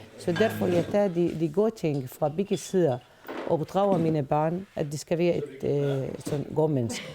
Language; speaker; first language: Danish; non-native, fluent; Arabic